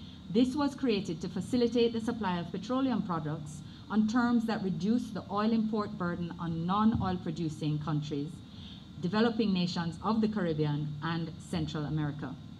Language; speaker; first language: English; native; English